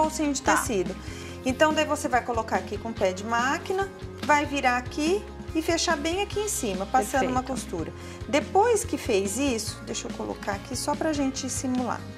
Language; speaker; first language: Portuguese; native; Portuguese